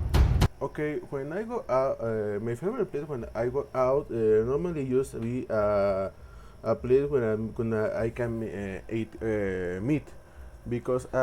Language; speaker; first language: English; non-native, learner; Spanish